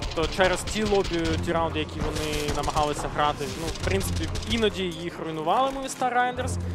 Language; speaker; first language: Ukrainian; non-native, local second language; Russian